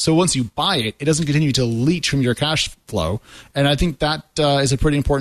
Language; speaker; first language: English; native; English